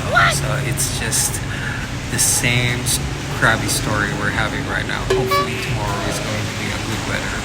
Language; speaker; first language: English; non-native, local second language; Filipino